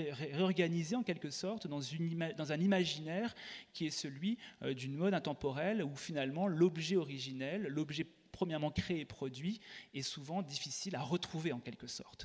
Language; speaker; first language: French; native; French